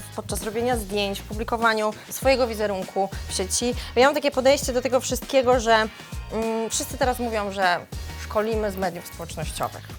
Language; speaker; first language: Polish; native; Polish